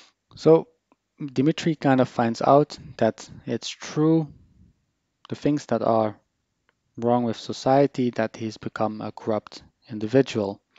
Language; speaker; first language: English; non-native, fluent; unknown